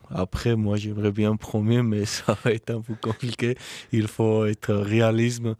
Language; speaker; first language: French; non-native, learner; Georgian